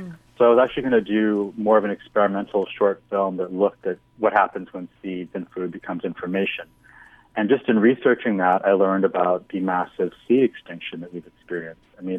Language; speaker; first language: English; native; English